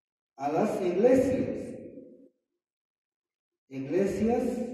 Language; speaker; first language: Spanish; non-native, fluent; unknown